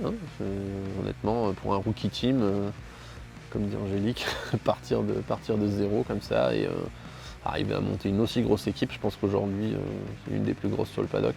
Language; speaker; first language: French; native; French